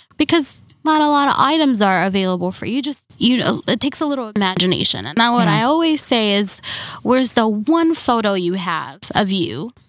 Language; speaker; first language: English; early bilingual, other home language; Somali